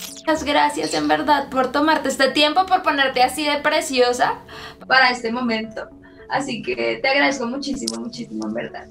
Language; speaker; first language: Spanish; native; Spanish